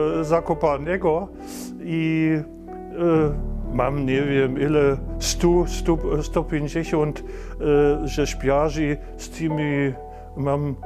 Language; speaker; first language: Polish; non-native, fluent; German